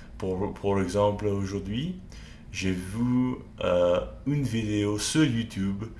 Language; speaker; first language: French; non-native, learner; English